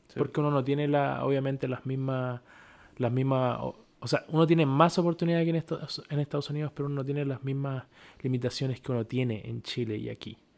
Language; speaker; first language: Spanish; native; Spanish